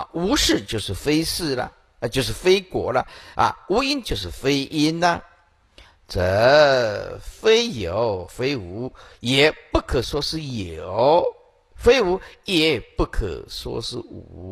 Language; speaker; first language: Chinese; native; Chinese